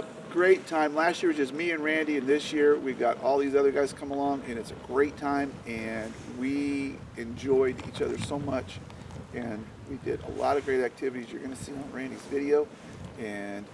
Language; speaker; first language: English; native; English